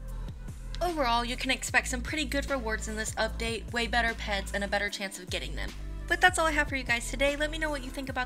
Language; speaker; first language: English; native; English